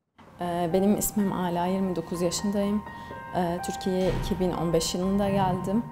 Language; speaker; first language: Turkish; non-native, fluent; Arabic